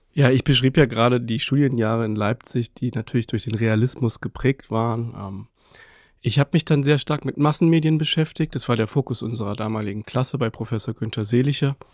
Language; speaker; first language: German; early bilingual, other home language; Persian